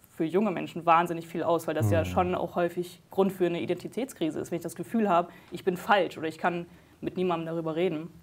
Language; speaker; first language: German; native; German